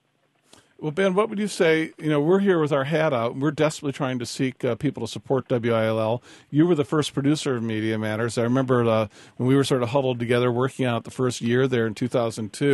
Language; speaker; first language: English; native; English